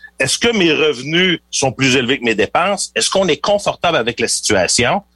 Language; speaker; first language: French; native; French